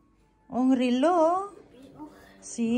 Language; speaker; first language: Spanish; non-native, learner; Cebuano